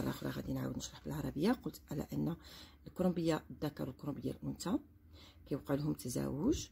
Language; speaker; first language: Arabic; native; Arabic